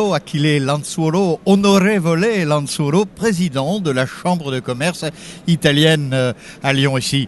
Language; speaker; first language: French; native; French